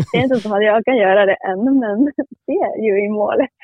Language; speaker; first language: Swedish; non-native, fluent; Spanish